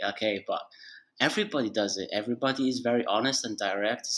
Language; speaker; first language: English; non-native, fluent; Arabic